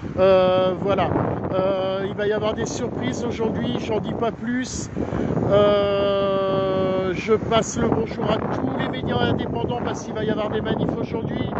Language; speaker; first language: French; native; French